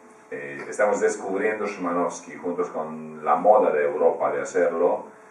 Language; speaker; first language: Spanish; non-native, fluent; Polish